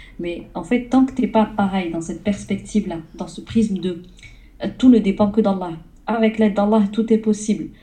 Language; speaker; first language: French; early bilingual, other home language; Arabic